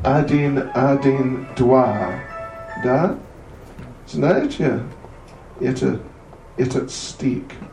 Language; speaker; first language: Russian; non-native, learner; English